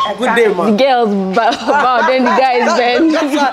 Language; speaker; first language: English; non-native, local second language; Akan